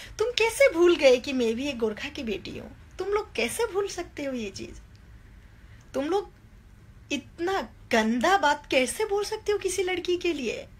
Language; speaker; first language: Hindi; non-native, local second language; Nepali